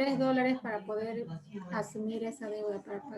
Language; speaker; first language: Spanish; native; Spanish